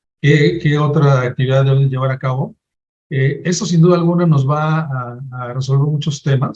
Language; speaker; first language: Spanish; native; Spanish